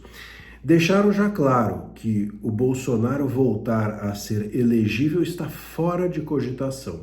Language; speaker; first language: Portuguese; native; Portuguese